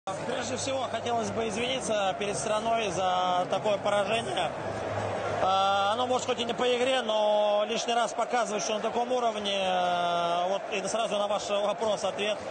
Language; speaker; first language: Russian; native; Russian